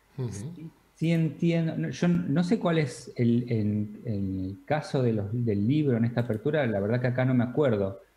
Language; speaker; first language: Spanish; native; Spanish